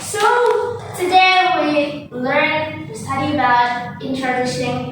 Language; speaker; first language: English; non-native, fluent; Indonesian